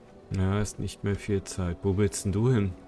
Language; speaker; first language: German; native; German